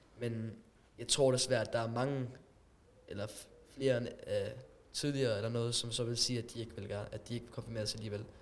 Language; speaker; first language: Danish; non-native, local second language; German